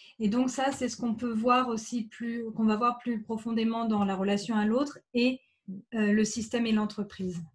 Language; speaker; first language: French; native; French